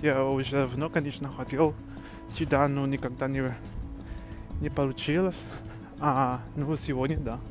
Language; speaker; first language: Russian; non-native, fluent; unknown